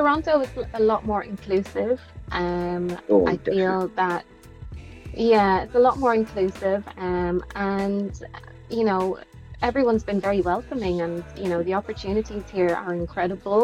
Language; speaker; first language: English; native; English